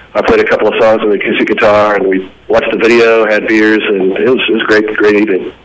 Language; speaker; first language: English; native; English